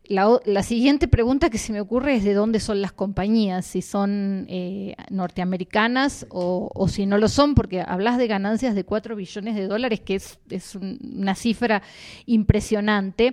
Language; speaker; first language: Spanish; native; Spanish